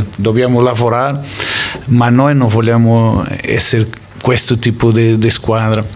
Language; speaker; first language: Italian; non-native, fluent; Portuguese